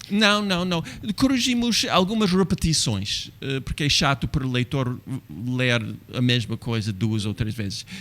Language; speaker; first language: Portuguese; non-native, fluent; English